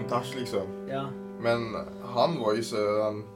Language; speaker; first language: Norwegian; early bilingual, other home language; Sinhala